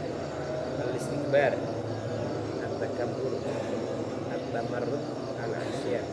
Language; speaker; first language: Arabic; non-native, fluent; Indonesian